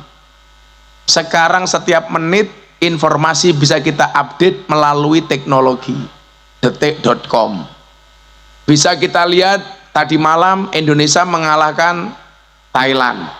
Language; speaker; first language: Indonesian; non-native, local second language; Javanese